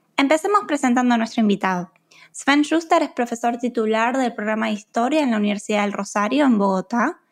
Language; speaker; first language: Spanish; native; Spanish